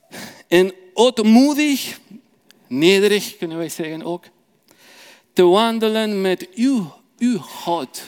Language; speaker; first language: Dutch; non-native, fluent; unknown